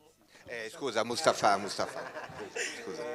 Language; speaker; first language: Italian; native; Italian